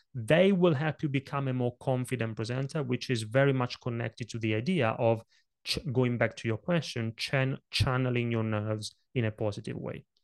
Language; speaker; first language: English; non-native, fluent; Italian